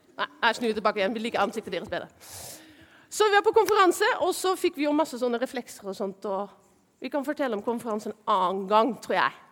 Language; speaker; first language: Norwegian; non-native, fluent; Dutch